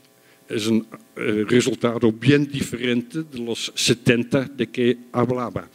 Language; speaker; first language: Spanish; non-native, fluent; Dutch